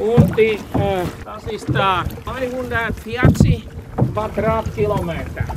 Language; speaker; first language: German; non-native, learner; Finnish